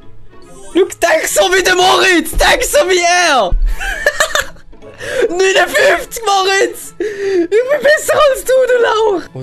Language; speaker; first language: German; native; German